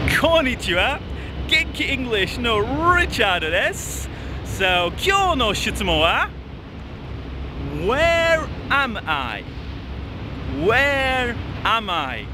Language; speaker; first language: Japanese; non-native, fluent; English